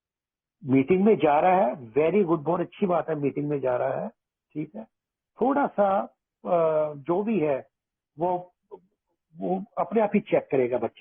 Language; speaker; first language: Hindi; native; Hindi